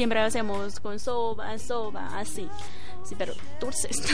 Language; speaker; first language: Spanish; non-native, learner; Chinese